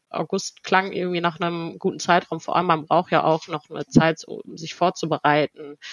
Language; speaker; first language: German; native; German